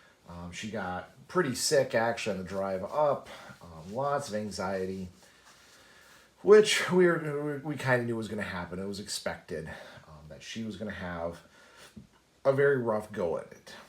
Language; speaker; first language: English; native; English